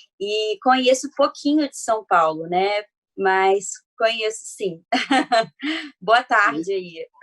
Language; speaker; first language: Portuguese; native; Portuguese